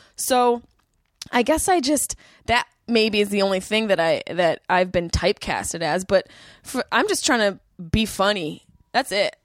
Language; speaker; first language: English; native; English